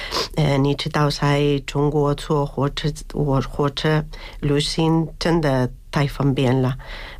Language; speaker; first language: Chinese; non-native, learner; Spanish